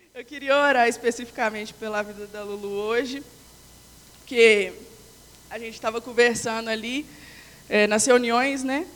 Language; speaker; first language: Portuguese; native; Portuguese